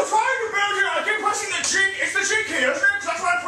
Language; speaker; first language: English; native; English